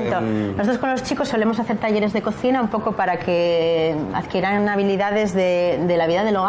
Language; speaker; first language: Spanish; native; Spanish